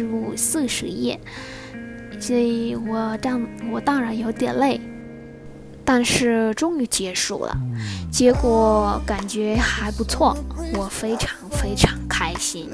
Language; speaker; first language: Chinese; non-native, fluent; Vietnamese